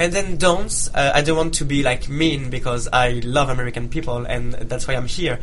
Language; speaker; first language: English; non-native, fluent; Italian